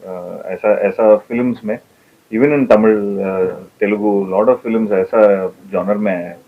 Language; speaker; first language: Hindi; non-native, local second language; Tamil